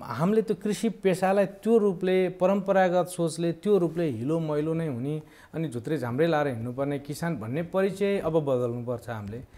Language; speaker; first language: Nepali; native; Nepali